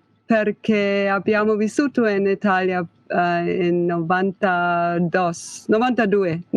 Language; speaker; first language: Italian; non-native, learner; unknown